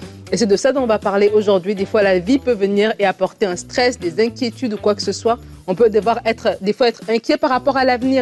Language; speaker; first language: French; native; French